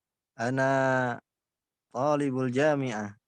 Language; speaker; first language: Arabic; non-native, learner; Indonesian